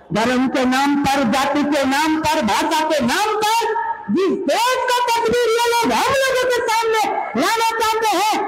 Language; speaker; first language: Hindi; non-native, local second language; Bangla